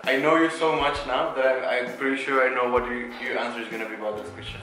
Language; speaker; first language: English; non-native, fluent; Spanish